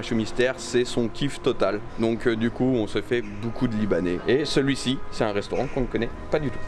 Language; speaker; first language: French; native; French